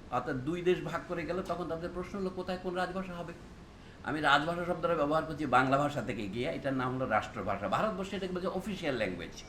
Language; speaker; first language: Bangla; non-native, local second language; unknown